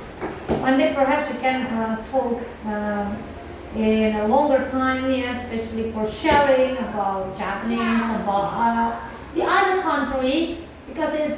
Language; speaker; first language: English; non-native, learner; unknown